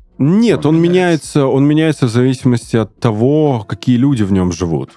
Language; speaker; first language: Russian; native; Russian